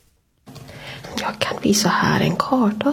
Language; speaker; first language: Swedish; non-native, fluent; Persian